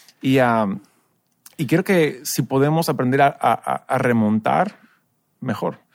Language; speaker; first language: Spanish; early bilingual, other home language; English